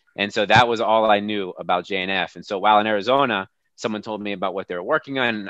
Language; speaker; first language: English; native; English